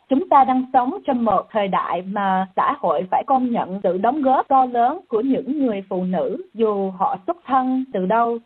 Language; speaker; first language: Vietnamese; early bilingual, heritage; Vietnamese